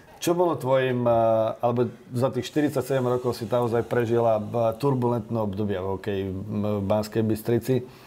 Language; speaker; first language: Slovak; native; Slovak